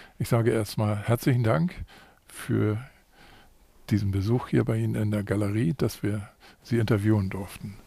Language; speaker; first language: German; native; German